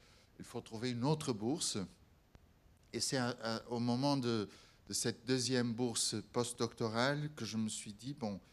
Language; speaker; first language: French; non-native, fluent; Portuguese